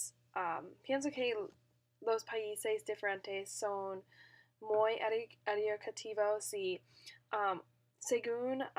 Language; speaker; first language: Spanish; non-native, learner; English